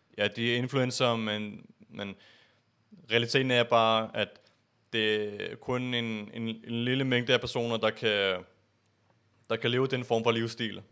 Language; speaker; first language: Danish; early bilingual, other home language; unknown